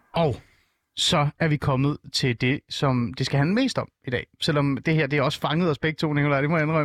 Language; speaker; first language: Danish; early bilingual, other home language; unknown